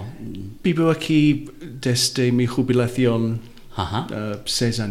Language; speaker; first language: Spanish; non-native, learner; Welsh